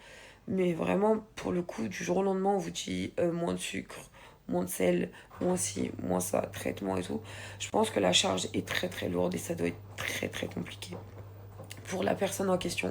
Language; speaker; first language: French; native; French